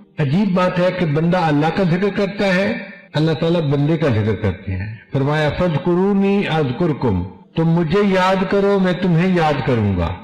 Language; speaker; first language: Urdu; non-native, local second language; Punjabi